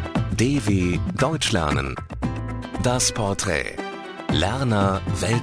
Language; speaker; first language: German; native; German